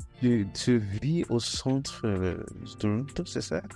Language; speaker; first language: French; non-native, fluent; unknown